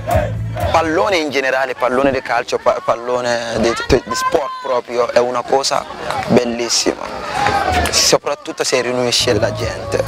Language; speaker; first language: Italian; non-native, fluent; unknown